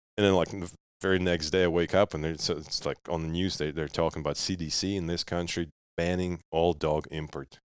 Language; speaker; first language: English; non-native, fluent; Russian